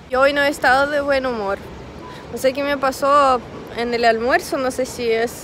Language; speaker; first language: Spanish; non-native, fluent; Russian